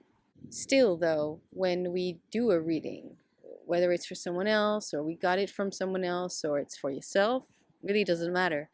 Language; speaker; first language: English; non-native, fluent; Dutch